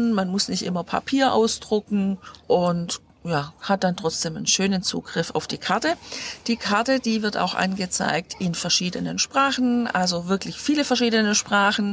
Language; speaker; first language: German; native; German